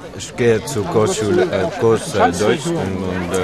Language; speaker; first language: German; non-native, learner; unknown